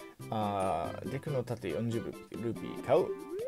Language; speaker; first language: Japanese; non-native, learner; English